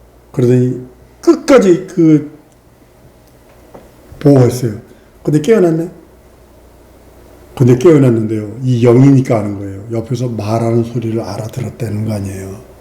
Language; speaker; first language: Korean; native; Korean